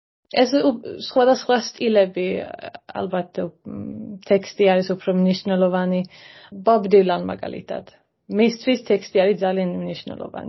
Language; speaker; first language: Georgian; non-native, fluent; Swedish